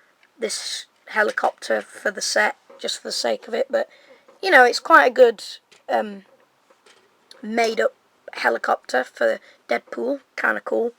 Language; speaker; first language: English; native; English